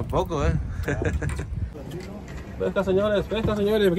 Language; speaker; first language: Spanish; native; Spanish